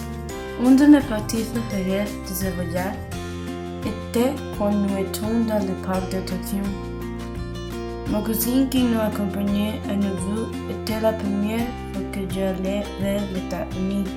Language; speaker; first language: French; non-native, learner; Spanish